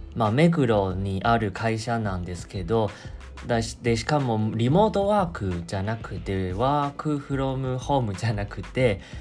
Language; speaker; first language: Japanese; non-native, fluent; Chinese